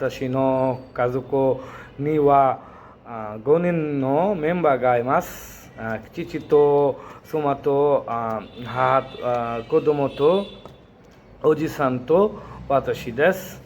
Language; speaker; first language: Japanese; non-native, learner; Bangla